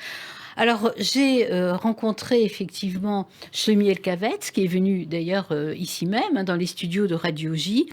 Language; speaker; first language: French; native; French